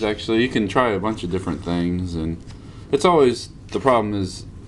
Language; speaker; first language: English; native; English